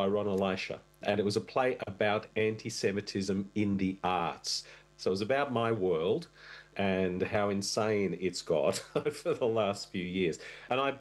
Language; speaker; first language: English; non-native, fluent; Russian